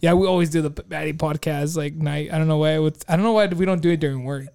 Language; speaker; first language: English; early bilingual, other home language; Spanish